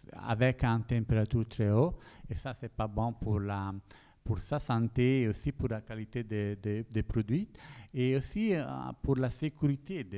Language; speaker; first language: French; non-native, learner; Italian